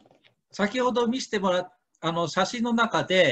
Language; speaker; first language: Japanese; native; Japanese